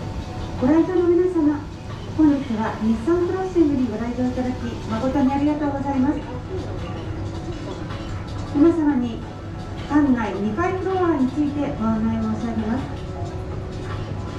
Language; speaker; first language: Japanese; native; Japanese